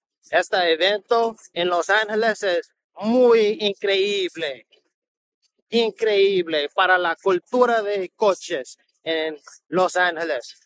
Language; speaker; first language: Spanish; non-native, learner; English